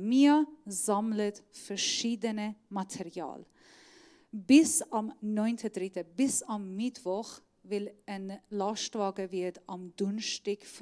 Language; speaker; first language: German; non-native, fluent; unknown